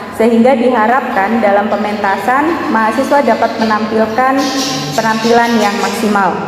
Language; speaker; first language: Indonesian; native; Indonesian